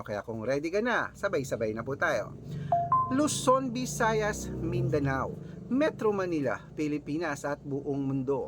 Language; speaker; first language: Filipino; native; Filipino